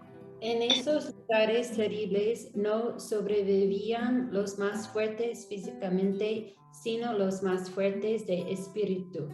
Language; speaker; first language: Spanish; non-native, fluent; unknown